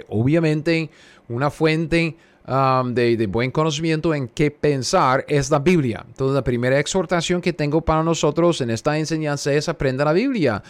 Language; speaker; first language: Spanish; non-native, fluent; English